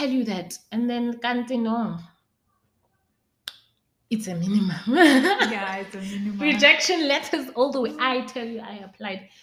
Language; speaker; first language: English; non-native, local second language; Northern Sotho